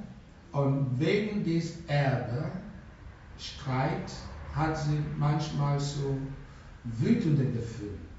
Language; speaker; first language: German; non-native, learner; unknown